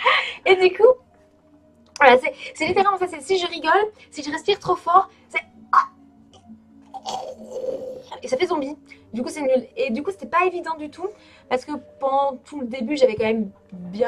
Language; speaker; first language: French; native; French